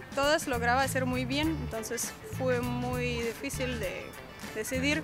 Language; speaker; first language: Spanish; non-native, fluent; Russian